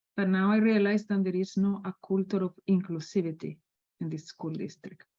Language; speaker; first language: English; non-native, fluent; Spanish